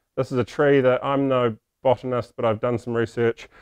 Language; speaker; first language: English; native; English